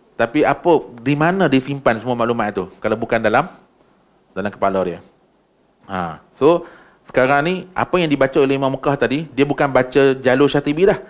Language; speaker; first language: Malay; native; Malay